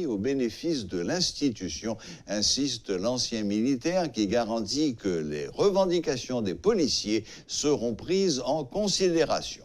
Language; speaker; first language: French; non-native, local second language; Haitian Creole